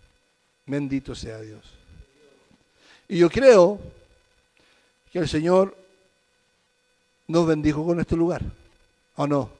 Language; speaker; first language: Spanish; native; Spanish